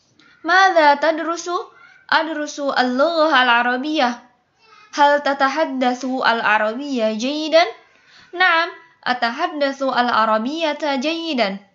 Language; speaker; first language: Arabic; non-native, fluent; Indonesian